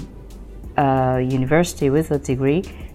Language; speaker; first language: English; non-native, fluent; Japanese